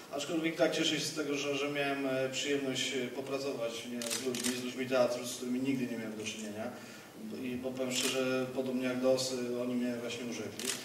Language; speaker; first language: Polish; native; Polish